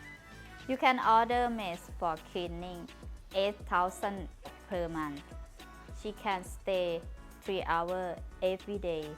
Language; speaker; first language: English; non-native, learner; Thai